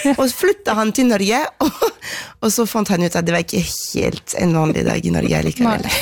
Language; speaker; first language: Norwegian; non-native, fluent; French